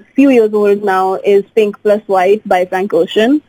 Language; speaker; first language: English; non-native, local second language; Hindi